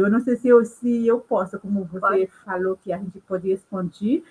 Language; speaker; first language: Portuguese; non-native, local second language; Haitian Creole